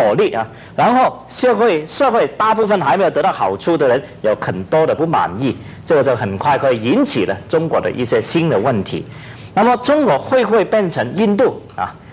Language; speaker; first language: Chinese; non-native, local second language; Cantonese